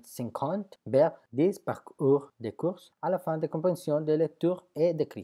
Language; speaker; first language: French; non-native, fluent; Spanish